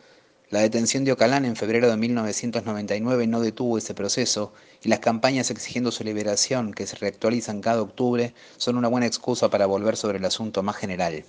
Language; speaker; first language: Spanish; native; Spanish